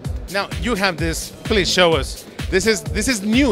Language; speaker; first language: English; non-native, fluent; Spanish